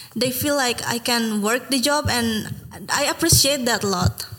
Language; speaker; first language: English; non-native, fluent; Indonesian